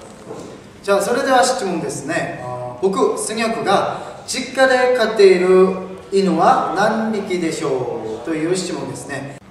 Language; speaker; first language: Japanese; non-native, learner; Korean